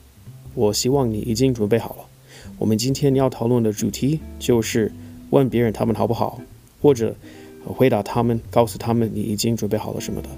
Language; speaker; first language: Chinese; non-native, fluent; English